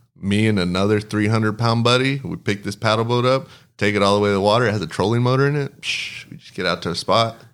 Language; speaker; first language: English; early bilingual, other home language; Spanish